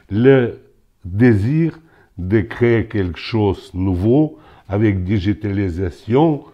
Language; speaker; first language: French; non-native, local second language; Ukrainian